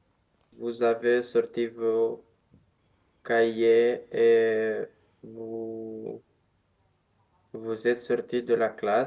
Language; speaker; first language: French; non-native, learner; Romanian